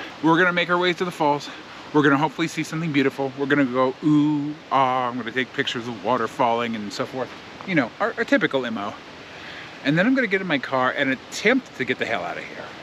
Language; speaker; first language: English; native; English